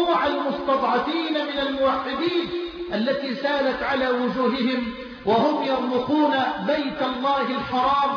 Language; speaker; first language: Arabic; native; Arabic